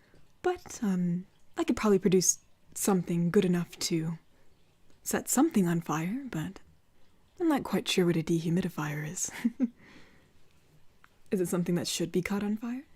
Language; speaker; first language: English; native; English